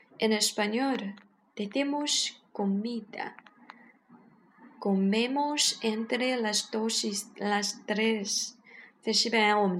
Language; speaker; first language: Spanish; non-native, learner; Chinese